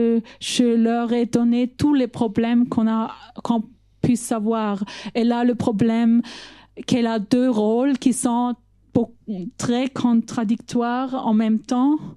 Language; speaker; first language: French; non-native, fluent; German